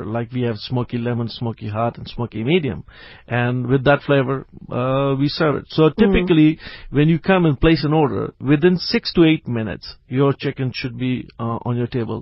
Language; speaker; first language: English; non-native, local second language; Urdu